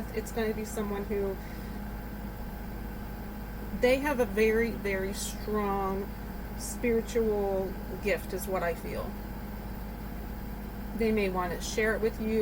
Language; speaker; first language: English; native; English